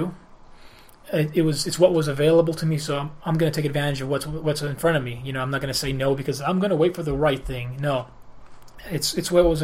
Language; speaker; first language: English; early bilingual, other home language; Greek